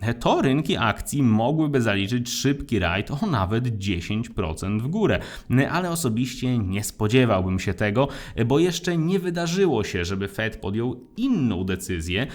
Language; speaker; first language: Polish; native; Polish